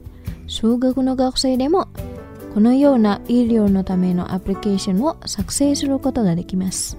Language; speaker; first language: Japanese; non-native, fluent; Indonesian